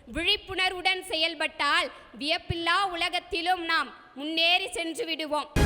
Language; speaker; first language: Tamil; native; Tamil